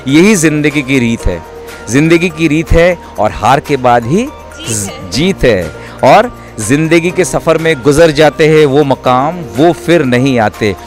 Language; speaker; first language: Hindi; native; Hindi